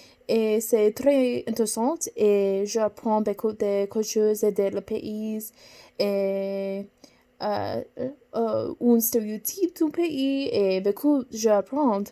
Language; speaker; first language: French; non-native, learner; English